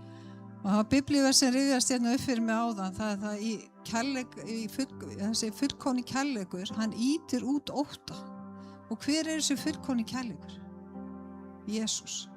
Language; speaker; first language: Icelandic; native; Icelandic